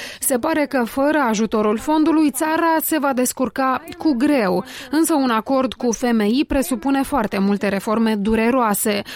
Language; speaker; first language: Romanian; native; Romanian